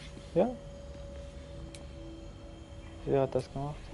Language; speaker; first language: German; non-native, learner; Russian